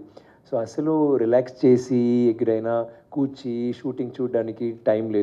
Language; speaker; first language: Telugu; non-native, learner; Tamil